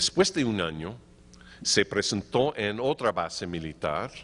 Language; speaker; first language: Spanish; non-native, fluent; English